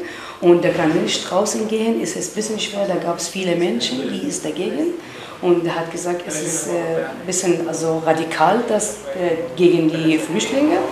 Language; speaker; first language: German; non-native, learner; Arabic